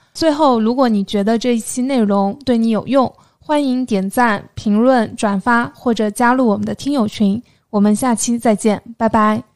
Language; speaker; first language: Chinese; native; Chinese